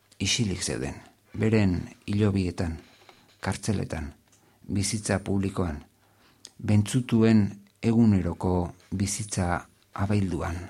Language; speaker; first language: Basque; native; Basque